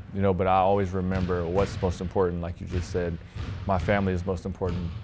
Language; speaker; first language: English; native; English